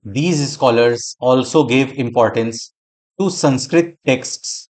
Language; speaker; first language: English; non-native, local second language; Hindi